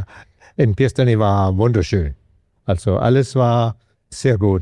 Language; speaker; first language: German; non-native, learner; Danish